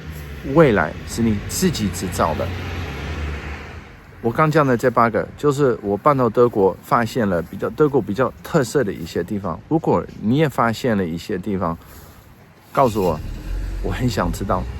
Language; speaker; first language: Chinese; non-native, fluent; Dutch